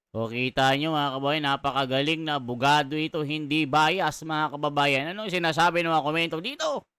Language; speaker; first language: Filipino; native; Filipino